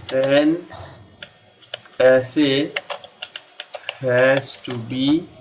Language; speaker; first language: English; non-native, local second language; Hindi